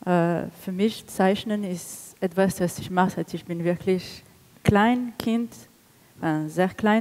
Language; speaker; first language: German; non-native, learner; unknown